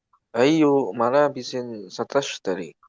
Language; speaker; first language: Arabic; non-native, learner; Indonesian